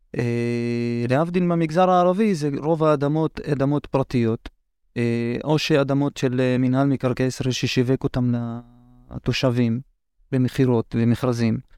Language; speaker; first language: Hebrew; non-native, local second language; Arabic